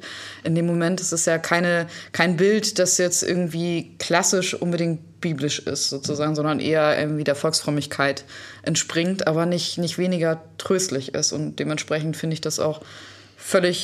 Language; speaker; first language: German; native; German